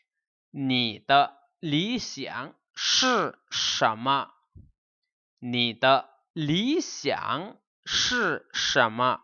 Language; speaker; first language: Chinese; non-native, fluent; Lao